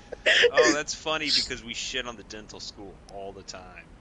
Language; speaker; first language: English; native; English